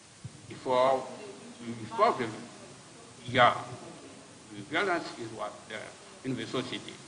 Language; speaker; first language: English; non-native, learner; French